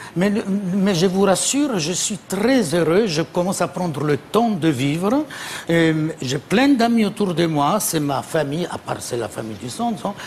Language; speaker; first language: French; non-native, fluent; Italian